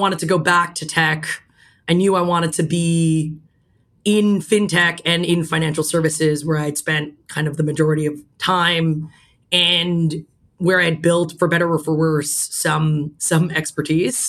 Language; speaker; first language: English; native; English